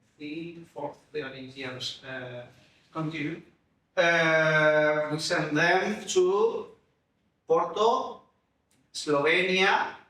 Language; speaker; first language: English; non-native, fluent; Spanish